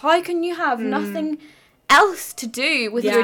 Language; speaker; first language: English; native; English